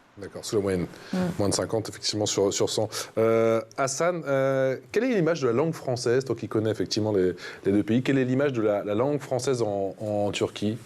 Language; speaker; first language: French; native; French